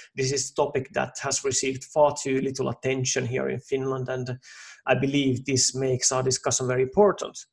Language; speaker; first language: English; non-native, fluent; Finnish